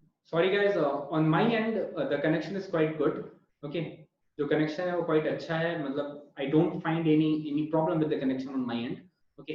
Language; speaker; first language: English; non-native, local second language; Hindi